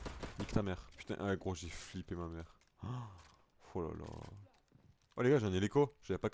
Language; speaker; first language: French; native; French